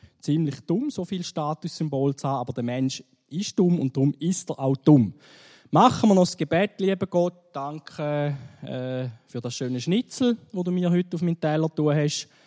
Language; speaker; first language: German; native; German